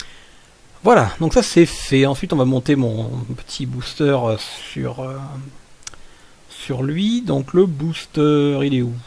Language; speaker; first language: French; native; French